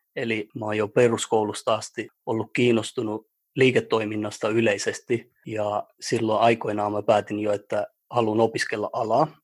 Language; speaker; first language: Finnish; early bilingual, other home language; Albanian